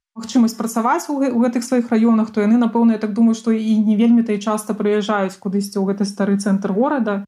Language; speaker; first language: Belarusian; non-native, local second language; Russian